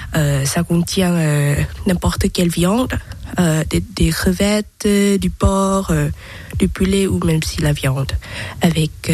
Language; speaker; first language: French; non-native, learner; Thai